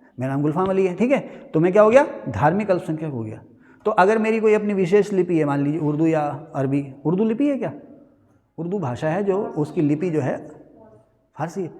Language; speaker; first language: Hindi; native; Hindi